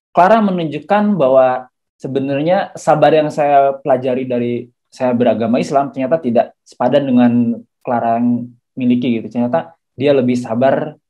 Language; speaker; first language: Indonesian; native; Indonesian